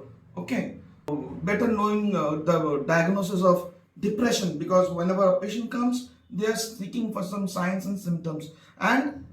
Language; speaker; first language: English; non-native, local second language; Bangla